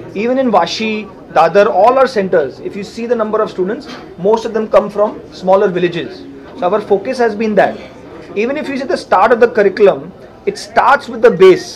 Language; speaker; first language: English; non-native, local second language; Hindi